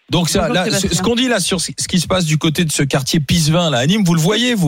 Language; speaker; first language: French; native; French